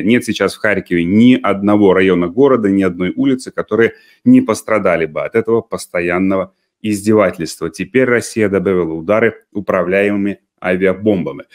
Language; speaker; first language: Russian; native; Russian